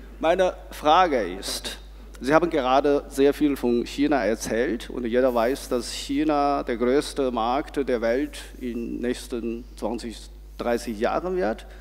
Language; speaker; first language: German; non-native, fluent; Chinese